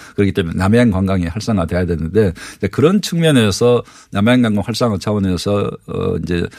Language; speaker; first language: Korean; native; Korean